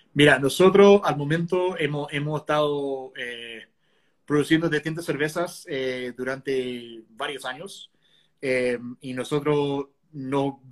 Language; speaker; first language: Spanish; non-native, fluent; English